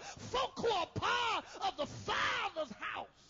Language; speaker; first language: English; native; English